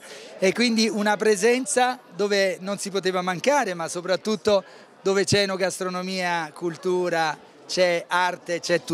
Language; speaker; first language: Italian; native; Italian